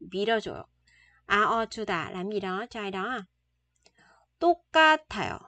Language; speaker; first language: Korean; non-native, fluent; Vietnamese